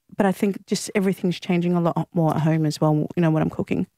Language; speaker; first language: English; non-native, local second language; Greek